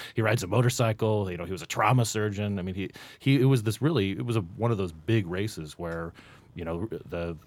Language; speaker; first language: English; native; English